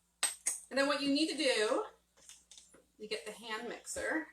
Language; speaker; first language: English; native; English